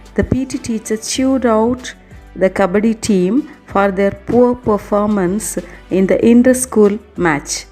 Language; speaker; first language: English; non-native, local second language; Tamil